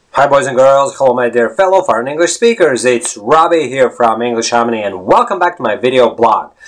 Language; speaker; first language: English; non-native, fluent; Latvian